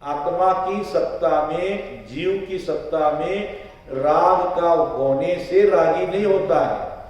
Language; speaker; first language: Hindi; non-native, local second language; Marathi